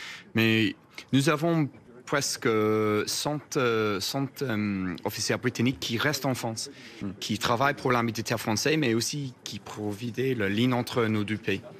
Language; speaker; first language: French; non-native, fluent; English